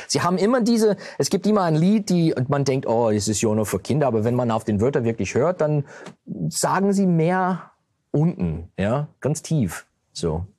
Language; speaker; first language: German; early bilingual, heritage; German